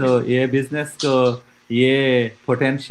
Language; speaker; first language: Hindi; non-native, local second language; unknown